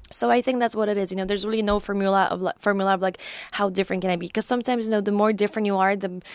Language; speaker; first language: English; early bilingual, other home language; Polish